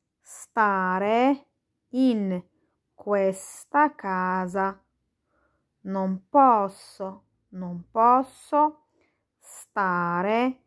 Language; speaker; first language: Italian; non-native, fluent; Arabic